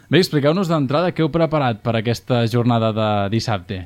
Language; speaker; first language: Catalan; native; Catalan